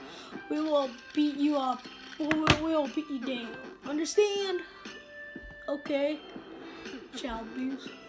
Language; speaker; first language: English; native; English